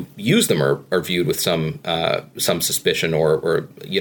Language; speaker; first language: English; native; English